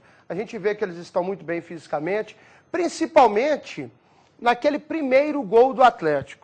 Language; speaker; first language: Portuguese; native; Portuguese